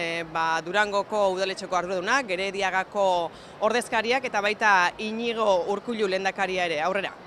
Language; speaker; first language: Basque; native; Basque